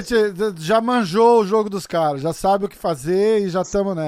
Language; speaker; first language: Portuguese; native; Portuguese